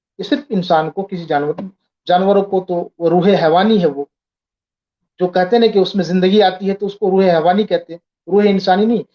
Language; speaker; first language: Urdu; native; Urdu